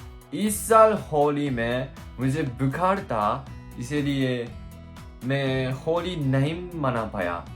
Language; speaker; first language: Hindi; non-native, learner; Japanese